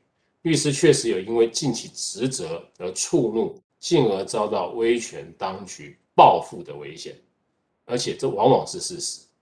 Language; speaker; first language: Chinese; native; Chinese